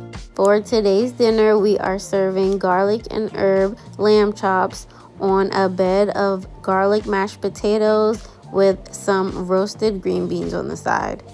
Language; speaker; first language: English; native; English